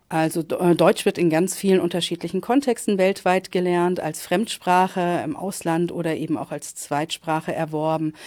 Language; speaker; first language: German; native; German